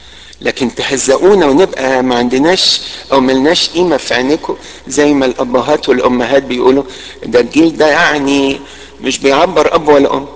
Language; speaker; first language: Arabic; native; Arabic